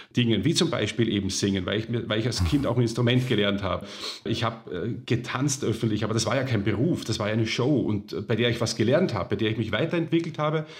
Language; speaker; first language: German; native; German